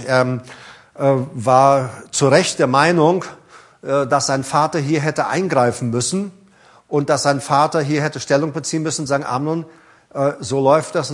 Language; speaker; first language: German; native; German